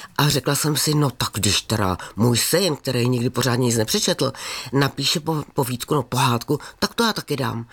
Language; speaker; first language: Czech; native; Czech